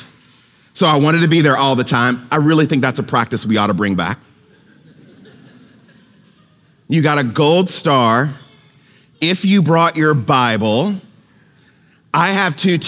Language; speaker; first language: English; native; English